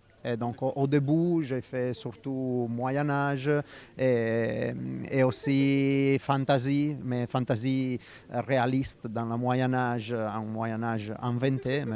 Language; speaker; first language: French; non-native, fluent; Italian